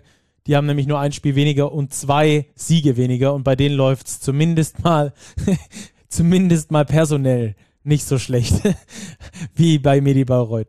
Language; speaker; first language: German; native; German